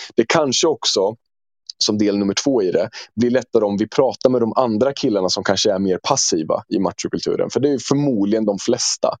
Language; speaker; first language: Swedish; early bilingual, other home language; Turkish